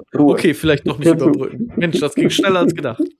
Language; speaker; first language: German; native; German